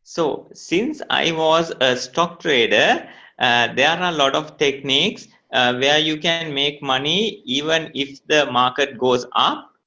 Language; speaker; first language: English; non-native, local second language; Sinhala